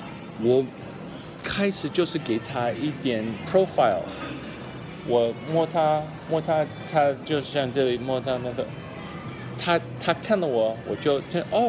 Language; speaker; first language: Chinese; early bilingual, heritage; English